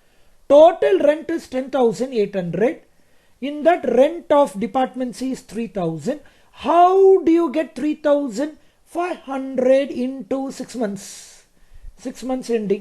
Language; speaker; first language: English; non-native, local second language; Kannada